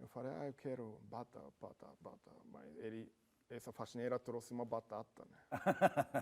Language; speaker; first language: Portuguese; non-native, learner; Japanese